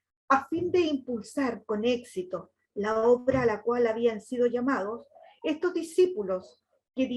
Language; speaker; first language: Spanish; native; Spanish